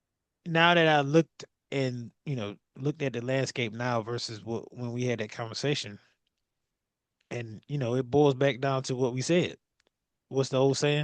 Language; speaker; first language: English; native; English